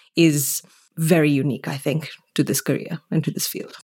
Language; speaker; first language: English; native; English